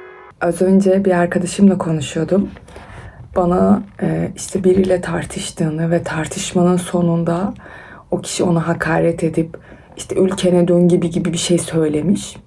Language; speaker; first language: Turkish; early bilingual, other home language; Persian